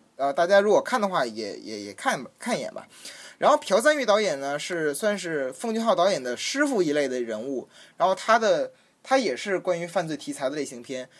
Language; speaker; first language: Chinese; native; Chinese